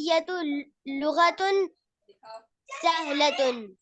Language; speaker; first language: Arabic; non-native, learner; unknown